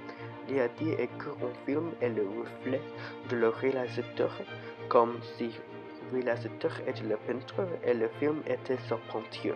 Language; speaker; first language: French; non-native, learner; English